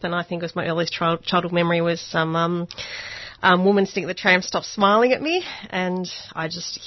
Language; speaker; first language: English; non-native, local second language; Hungarian